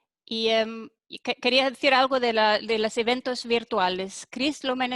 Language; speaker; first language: Spanish; non-native, fluent; German